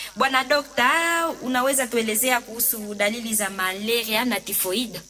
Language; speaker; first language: Swahili; native; Swahili